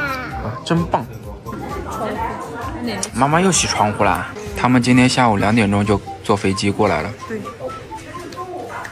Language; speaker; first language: Chinese; native; Chinese